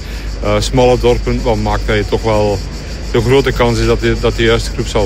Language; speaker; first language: Dutch; native; Dutch